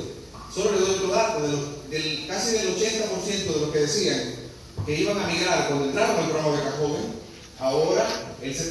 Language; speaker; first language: Spanish; native; Spanish